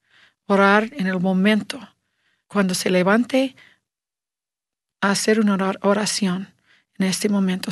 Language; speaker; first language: Spanish; non-native, learner; English